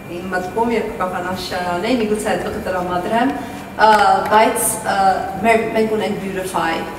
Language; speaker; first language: Armenian; early bilingual, heritage; Armenian